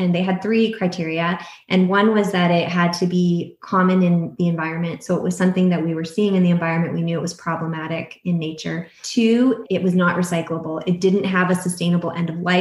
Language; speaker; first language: English; native; English